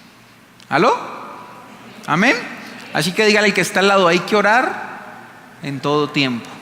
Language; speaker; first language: Spanish; native; Spanish